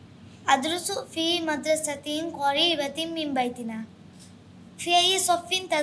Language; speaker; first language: Arabic; non-native, learner; Bangla